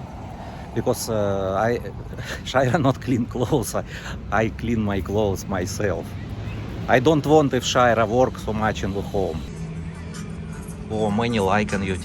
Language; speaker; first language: English; non-native, learner; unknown